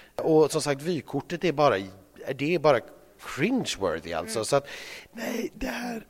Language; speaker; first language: Swedish; native; Swedish